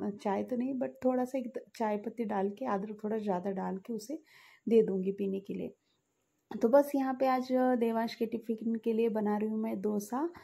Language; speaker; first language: Hindi; non-native, local second language; Marathi